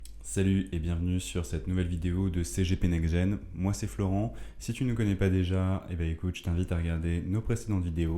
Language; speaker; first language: French; native; French